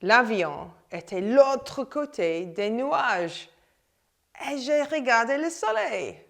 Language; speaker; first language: French; non-native, fluent; English